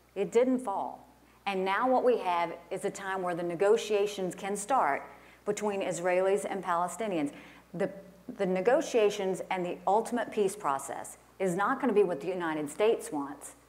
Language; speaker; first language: English; native; English